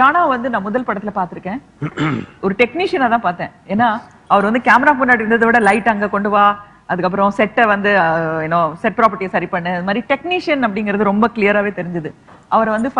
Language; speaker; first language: Tamil; native; Tamil